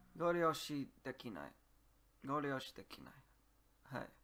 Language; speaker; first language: Japanese; non-native, learner; English